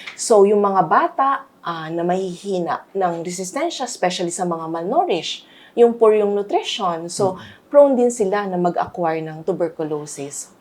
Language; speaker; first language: Filipino; native; Filipino